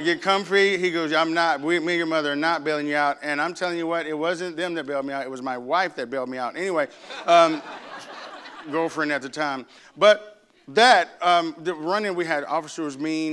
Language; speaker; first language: English; native; English